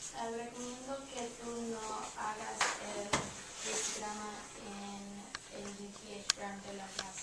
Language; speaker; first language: Spanish; non-native, learner; English